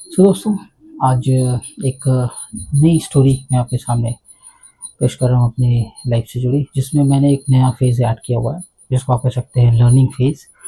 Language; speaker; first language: Hindi; native; Hindi